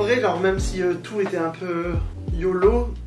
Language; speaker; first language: French; native; French